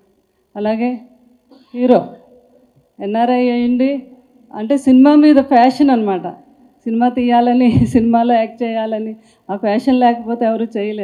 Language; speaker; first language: Telugu; native; Telugu